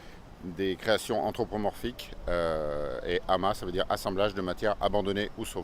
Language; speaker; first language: French; native; French